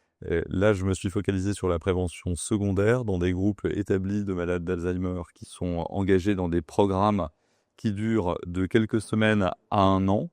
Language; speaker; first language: French; native; French